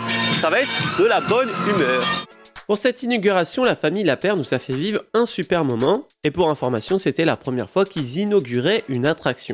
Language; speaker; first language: French; native; French